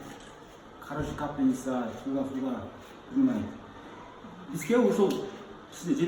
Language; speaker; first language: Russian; non-native, local second language; Kyrgyz